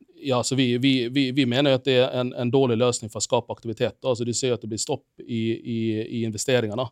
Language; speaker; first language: Norwegian; non-native, fluent; Finnish